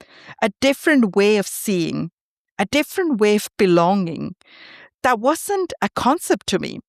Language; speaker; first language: English; non-native, fluent; Tamil